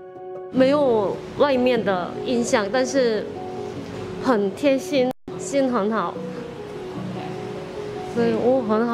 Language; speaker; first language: Chinese; non-native, learner; Korean